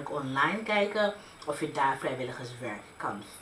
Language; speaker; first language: Dutch; early bilingual, other home language; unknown